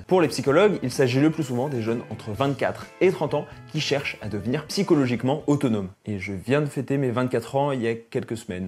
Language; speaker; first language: French; native; French